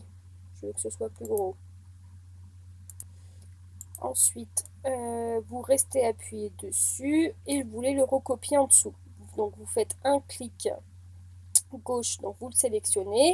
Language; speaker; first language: French; native; French